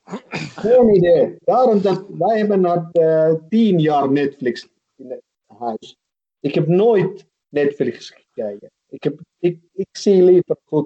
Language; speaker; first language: Dutch; non-native, fluent; Finnish